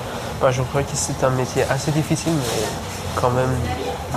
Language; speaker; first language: French; non-native, learner; Persian